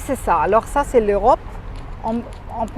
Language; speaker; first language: French; non-native, fluent; German